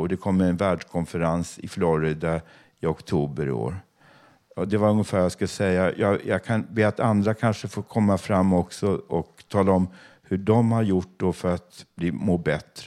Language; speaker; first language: Swedish; native; Swedish